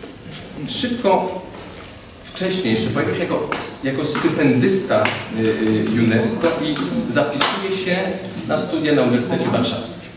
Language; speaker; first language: Polish; native; Polish